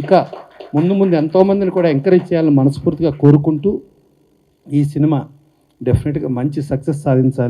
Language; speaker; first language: Telugu; native; Telugu